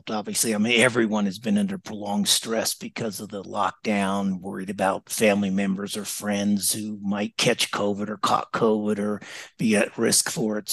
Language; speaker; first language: English; native; English